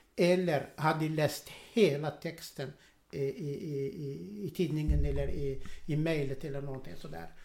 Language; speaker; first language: Swedish; non-native, fluent; Arabic